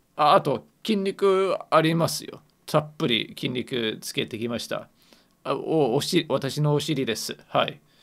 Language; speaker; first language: Japanese; non-native, fluent; Spanish